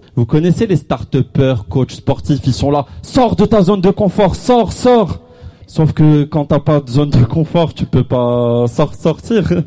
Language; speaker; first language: French; non-native, local second language; Arabic